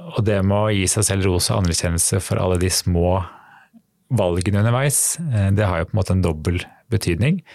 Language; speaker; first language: Norwegian; native; Norwegian